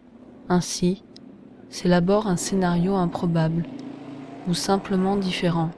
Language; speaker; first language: French; native; French